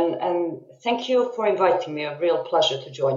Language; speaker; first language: English; non-native, fluent; Serbian